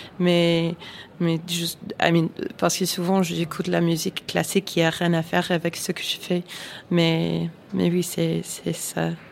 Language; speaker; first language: French; non-native, fluent; English